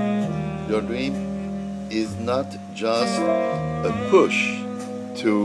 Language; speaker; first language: English; non-native, learner; French